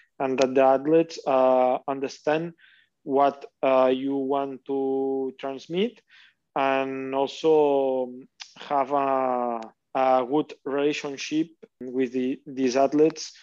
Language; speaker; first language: English; non-native, learner; Catalan